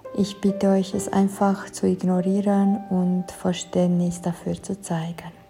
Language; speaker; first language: German; non-native, fluent; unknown